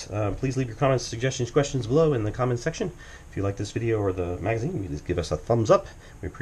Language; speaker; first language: English; native; English